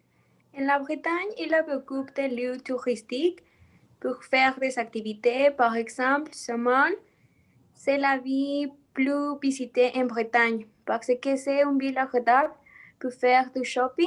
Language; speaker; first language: French; non-native, learner; Spanish